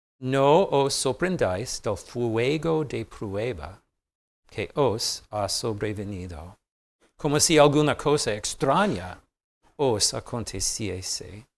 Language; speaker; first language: Spanish; non-native, fluent; English